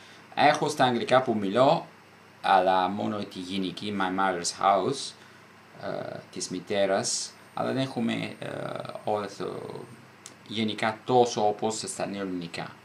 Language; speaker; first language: Greek; non-native, fluent; Italian